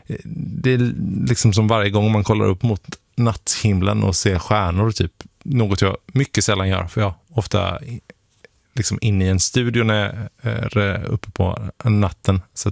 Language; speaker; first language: Swedish; native; Swedish